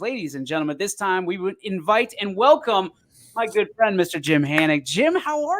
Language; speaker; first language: English; native; English